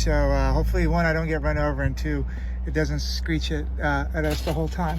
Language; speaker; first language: English; native; English